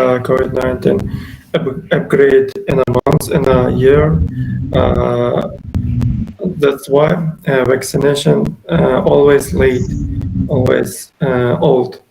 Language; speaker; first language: English; non-native, learner; Uzbek